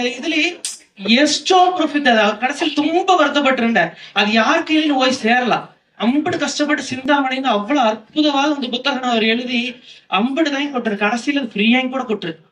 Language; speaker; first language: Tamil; non-native, local second language; Kannada